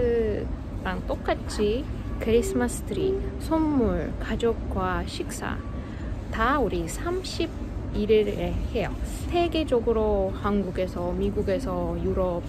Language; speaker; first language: Korean; non-native, fluent; Russian